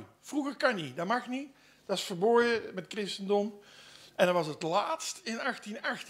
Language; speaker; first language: Dutch; native; Dutch